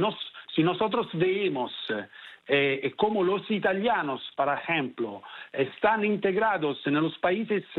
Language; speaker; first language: Spanish; non-native, fluent; Italian